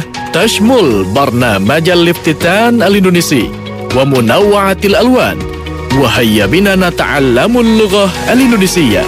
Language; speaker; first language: Arabic; non-native, fluent; Indonesian